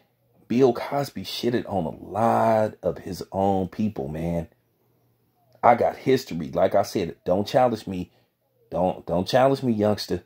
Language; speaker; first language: English; native; English